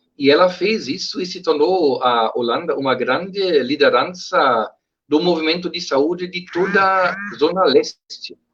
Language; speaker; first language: Portuguese; non-native, fluent; German